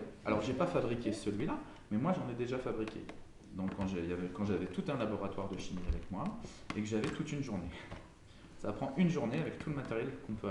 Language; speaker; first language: French; native; French